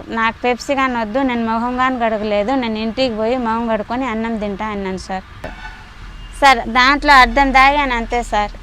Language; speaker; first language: Telugu; native; Telugu